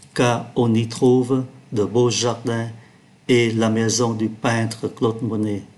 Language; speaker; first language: French; non-native, fluent; Vietnamese